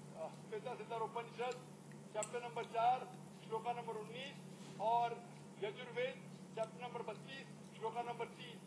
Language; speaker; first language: Hindi; non-native, local second language; Konkani